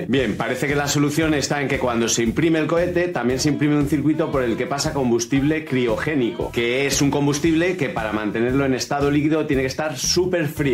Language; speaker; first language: Spanish; native; Spanish